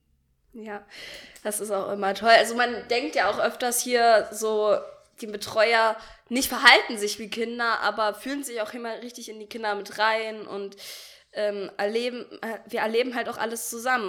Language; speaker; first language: German; native; German